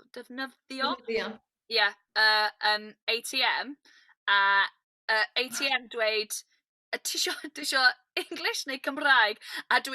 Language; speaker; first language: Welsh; non-native, learner; English